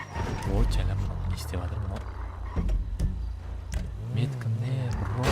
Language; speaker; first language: Russian; non-native, learner; Kara-Kalpak